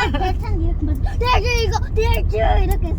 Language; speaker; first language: Korean; early bilingual, other home language; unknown